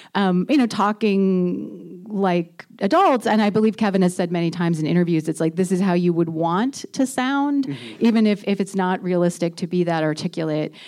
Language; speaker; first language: English; native; English